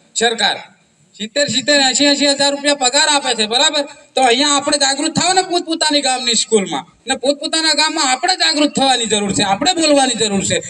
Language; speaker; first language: Gujarati; non-native, local second language; Rathawi